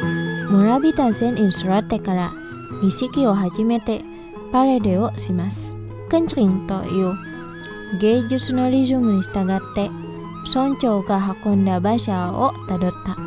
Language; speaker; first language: Japanese; non-native, fluent; Indonesian